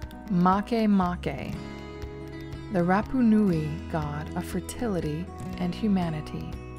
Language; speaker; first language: English; native; English